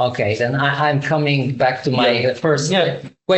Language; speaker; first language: English; non-native, learner; Polish